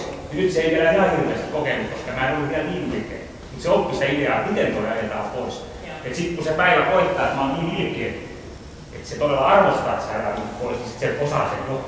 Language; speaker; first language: Finnish; native; Finnish